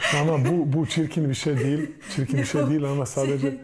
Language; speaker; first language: Turkish; non-native, fluent; Serbian